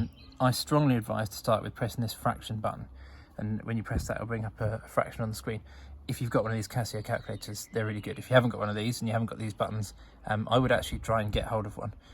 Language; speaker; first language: English; native; English